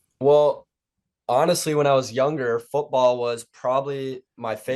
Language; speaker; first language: English; native; English